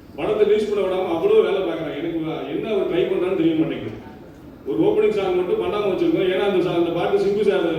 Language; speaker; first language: Tamil; native; Tamil